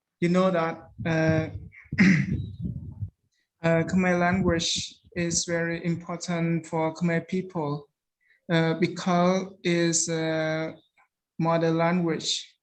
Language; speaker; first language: English; non-native, learner; Khmer